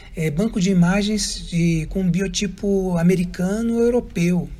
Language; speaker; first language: Portuguese; native; Portuguese